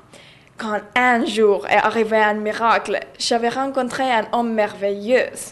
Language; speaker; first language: French; non-native, learner; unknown